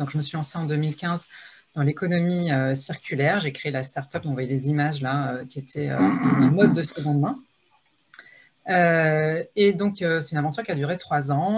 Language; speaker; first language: French; native; French